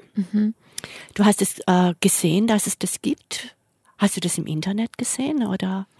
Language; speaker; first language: German; native; German